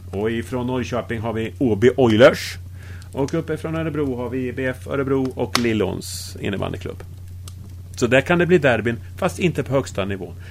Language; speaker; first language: Swedish; native; Swedish